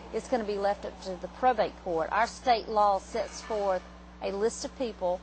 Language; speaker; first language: English; native; English